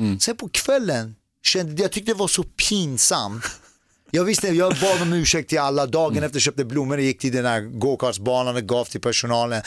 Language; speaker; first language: Swedish; early bilingual, other home language; Persian